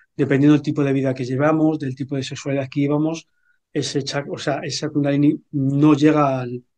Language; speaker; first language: Spanish; native; Spanish